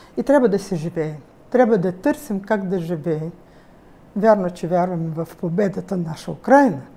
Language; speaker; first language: Bulgarian; early bilingual, heritage; Bulgarian